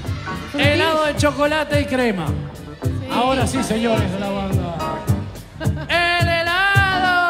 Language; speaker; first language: Spanish; native; Spanish